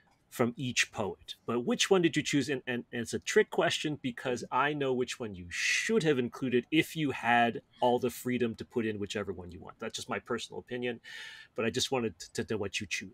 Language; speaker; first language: English; native; English